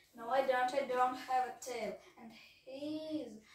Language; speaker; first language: English; non-native, fluent; Russian